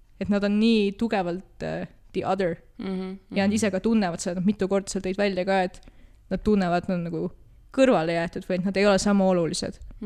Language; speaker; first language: Estonian; non-native, local second language; Russian